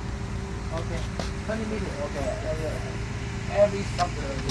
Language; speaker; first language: English; non-native, learner; Chinese